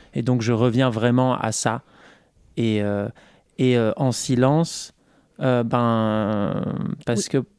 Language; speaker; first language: French; native; French